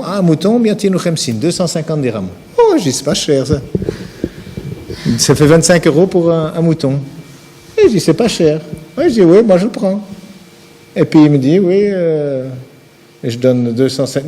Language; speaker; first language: French; native; French